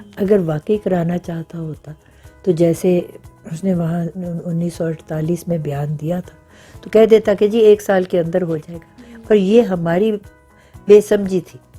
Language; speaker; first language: Urdu; non-native, local second language; Punjabi